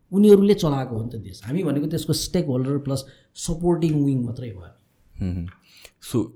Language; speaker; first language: Nepali; native; Nepali